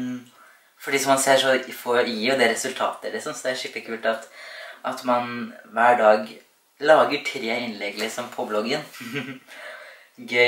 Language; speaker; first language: Norwegian; native; Norwegian